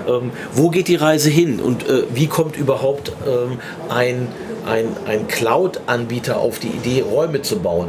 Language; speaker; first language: German; native; German